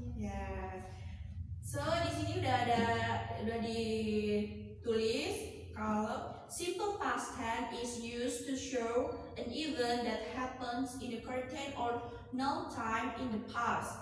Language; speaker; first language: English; non-native, learner; Indonesian